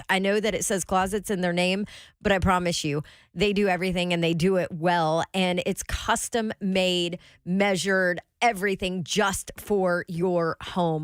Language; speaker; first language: English; native; English